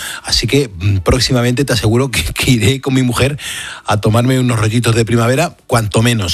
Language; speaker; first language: Spanish; native; Spanish